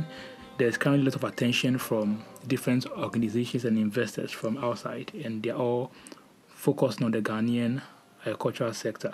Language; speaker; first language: English; non-native, local second language; Akan